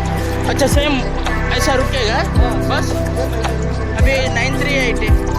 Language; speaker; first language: Hindi; non-native, local second language; Telugu